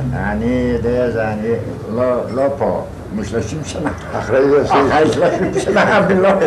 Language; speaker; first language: Hebrew; non-native, fluent; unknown